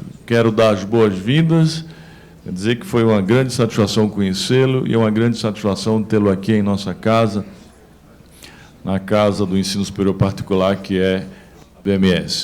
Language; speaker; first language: Portuguese; native; Portuguese